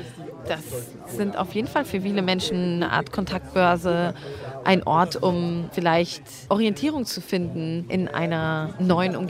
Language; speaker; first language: German; native; German